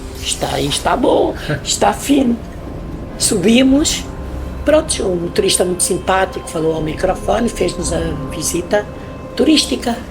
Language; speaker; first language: Portuguese; native; Portuguese